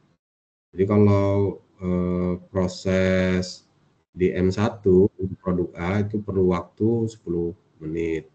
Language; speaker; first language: Indonesian; native; Indonesian